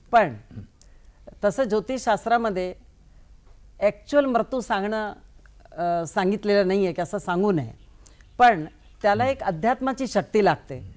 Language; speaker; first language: Marathi; non-native, local second language; Hindi